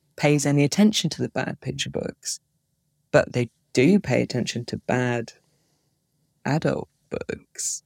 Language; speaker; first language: English; native; English